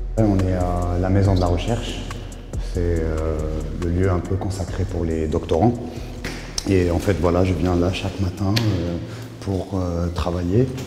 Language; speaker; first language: French; non-native, local second language; Arabic